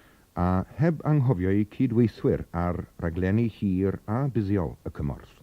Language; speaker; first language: Welsh; native; Welsh